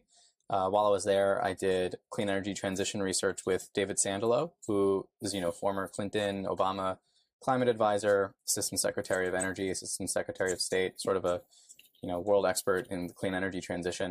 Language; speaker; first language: English; native; English